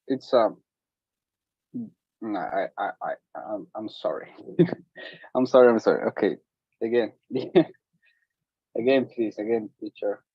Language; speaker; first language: English; non-native, learner; Spanish